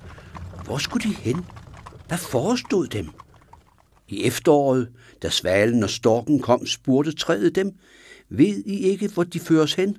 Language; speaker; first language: Danish; native; Danish